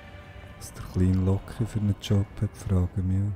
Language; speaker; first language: German; native; German